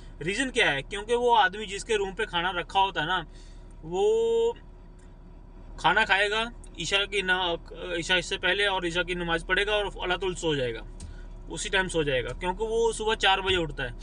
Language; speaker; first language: Hindi; non-native, local second language; Punjabi